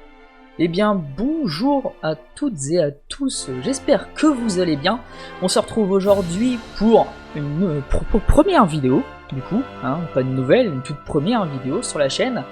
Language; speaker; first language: French; native; French